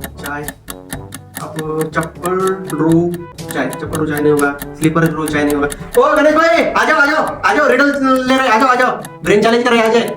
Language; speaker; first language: Hindi; non-native, local second language; Marathi